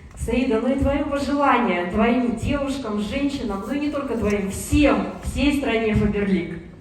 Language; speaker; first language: Russian; native; Russian